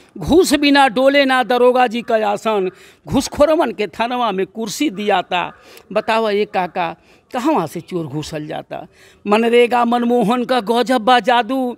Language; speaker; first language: Hindi; native; Hindi